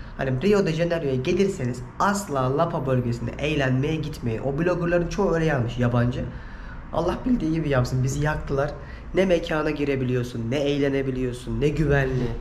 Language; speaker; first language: Turkish; native; Turkish